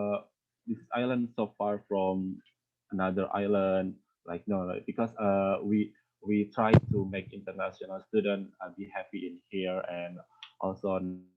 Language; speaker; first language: English; non-native, learner; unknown